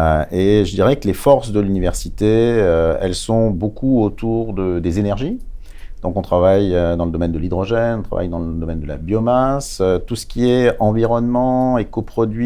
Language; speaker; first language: French; native; French